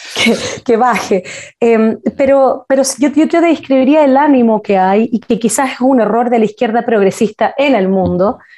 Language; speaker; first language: Spanish; native; Spanish